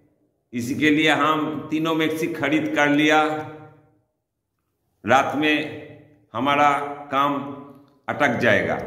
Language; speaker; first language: Hindi; non-native, local second language; Bangla